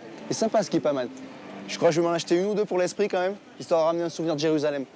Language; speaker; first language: French; native; French